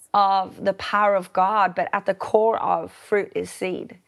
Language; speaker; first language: English; native; English